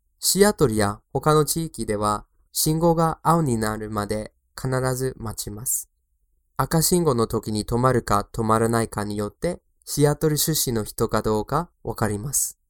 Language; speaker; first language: Japanese; non-native, fluent; English